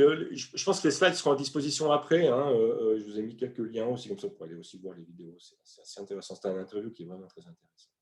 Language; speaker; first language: French; native; French